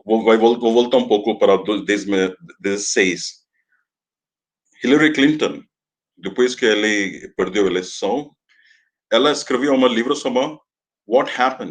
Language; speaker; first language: Portuguese; non-native, fluent; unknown